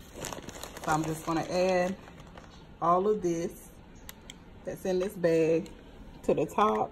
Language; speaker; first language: English; native; English